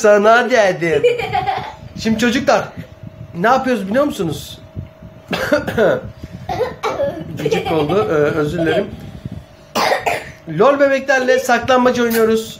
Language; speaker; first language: Turkish; native; Turkish